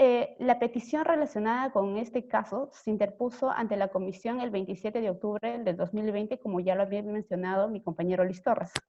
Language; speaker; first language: Spanish; native; Spanish